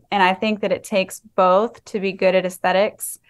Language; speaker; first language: English; native; English